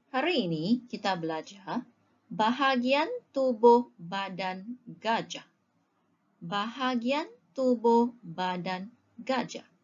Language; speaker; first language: Malay; non-native, local second language; Chinese